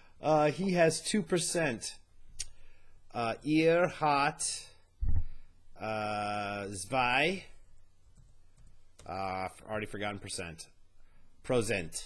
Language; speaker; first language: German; non-native, learner; English